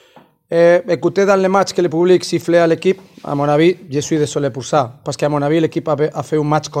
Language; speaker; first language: French; non-native, fluent; Spanish